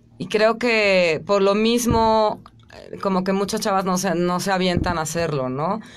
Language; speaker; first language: Spanish; native; Spanish